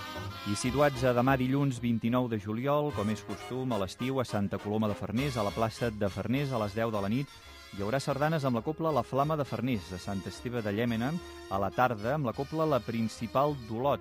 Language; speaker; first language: Catalan; native; Catalan